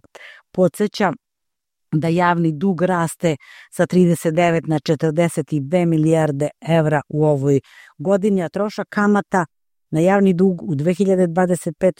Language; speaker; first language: Croatian; native; Croatian